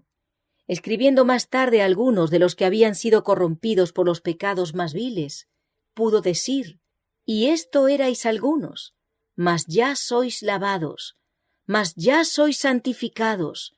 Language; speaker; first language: Spanish; native; Spanish